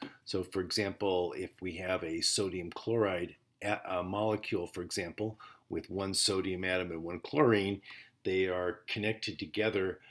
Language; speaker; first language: English; native; English